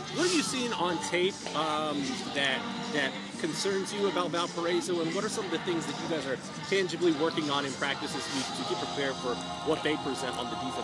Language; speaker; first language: English; native; English